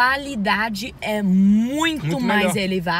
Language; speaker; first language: Portuguese; non-native, learner; English